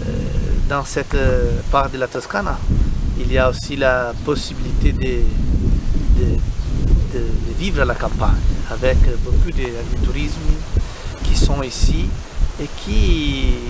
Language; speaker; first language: French; non-native, learner; Italian